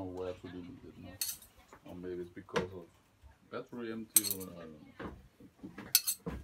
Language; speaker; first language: English; non-native, learner; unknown